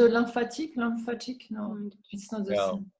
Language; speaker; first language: English; non-native, learner; French